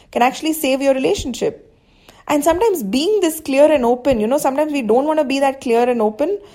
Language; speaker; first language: English; non-native, local second language; Hindi